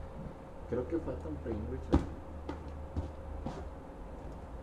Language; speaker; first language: Spanish; native; Spanish